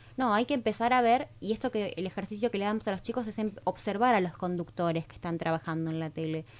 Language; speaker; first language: Spanish; native; Spanish